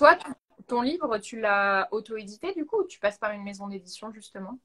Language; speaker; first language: French; native; French